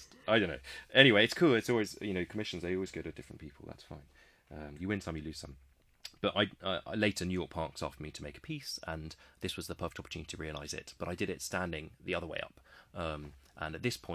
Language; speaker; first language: English; native; English